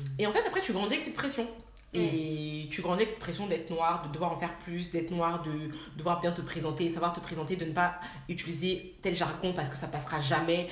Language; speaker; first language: French; native; French